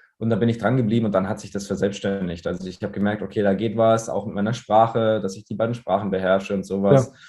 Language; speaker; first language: German; native; German